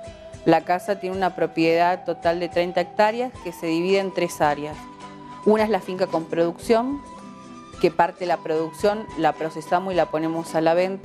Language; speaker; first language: Spanish; native; Spanish